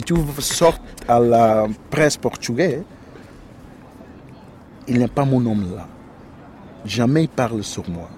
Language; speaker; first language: French; non-native, learner; Portuguese